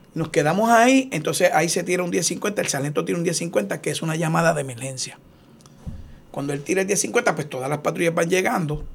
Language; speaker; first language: Spanish; native; Spanish